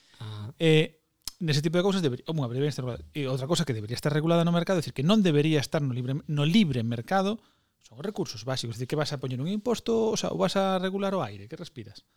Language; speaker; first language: Galician; non-native, local second language; Spanish